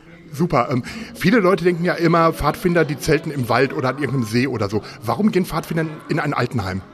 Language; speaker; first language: German; native; German